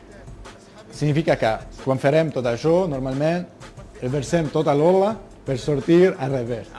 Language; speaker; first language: Catalan; non-native, learner; Arabic